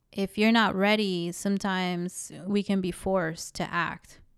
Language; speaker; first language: English; early bilingual, other home language; Spanish